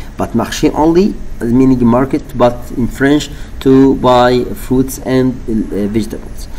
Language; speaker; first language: English; non-native, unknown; Arabic